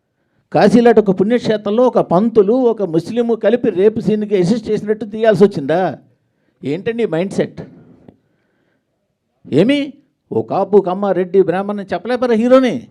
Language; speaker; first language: Telugu; native; Telugu